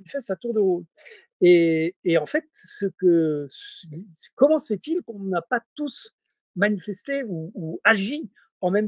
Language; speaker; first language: French; native; French